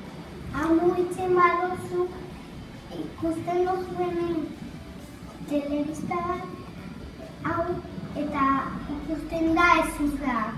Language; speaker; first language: Basque; non-native, local second language; Spanish